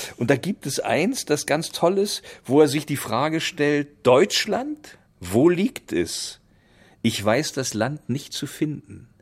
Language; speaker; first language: German; native; German